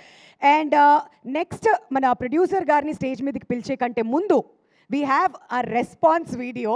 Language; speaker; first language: Telugu; native; Telugu